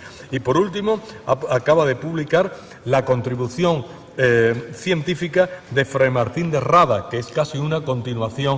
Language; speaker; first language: Spanish; native; Spanish